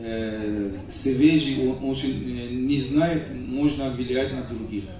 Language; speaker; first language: Russian; non-native, learner; Persian